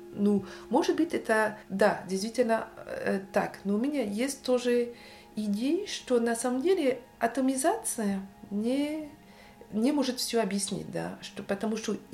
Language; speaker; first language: Russian; non-native, fluent; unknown